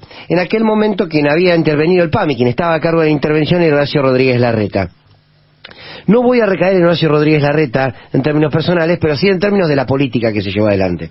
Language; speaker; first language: Spanish; native; Spanish